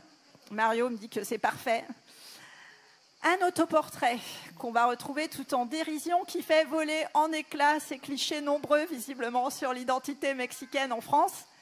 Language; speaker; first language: French; native; French